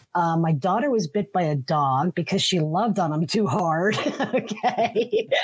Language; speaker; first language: English; native; English